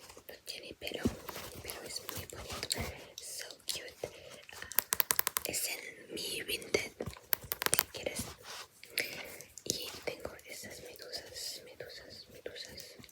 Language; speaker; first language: Spanish; non-native, fluent; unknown